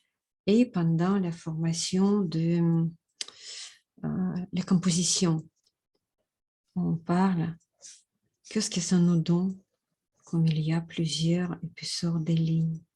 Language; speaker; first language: French; non-native, fluent; Russian